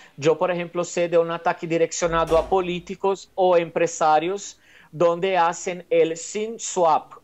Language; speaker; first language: Spanish; non-native, fluent; Portuguese